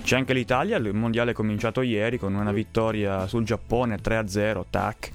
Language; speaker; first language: Italian; native; Italian